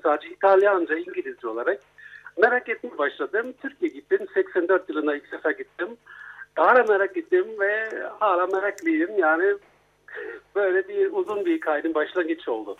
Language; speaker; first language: Turkish; non-native, fluent; German